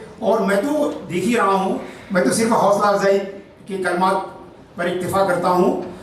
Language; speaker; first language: Urdu; native; Urdu